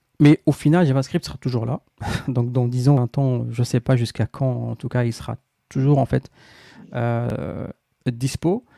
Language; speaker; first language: French; non-native, local second language; Arabic